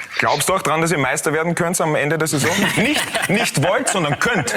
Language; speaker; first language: German; native; German